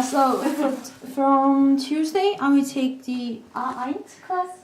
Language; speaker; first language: English; non-native, learner; Korean